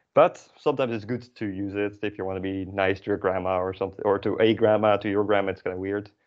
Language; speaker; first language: English; non-native, fluent; Dutch